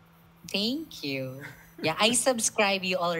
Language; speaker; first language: English; non-native, local second language; Filipino